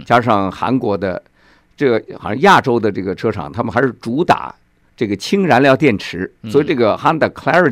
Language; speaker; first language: Chinese; native; Chinese